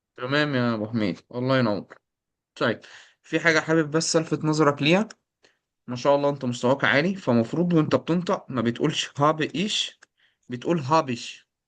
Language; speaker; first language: Egyptian Arabic; native; Egyptian Arabic